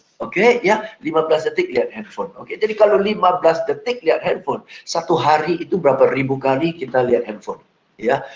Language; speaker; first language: Indonesian; non-native, fluent; English